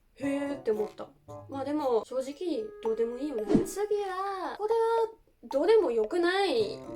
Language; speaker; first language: Japanese; non-native, fluent; German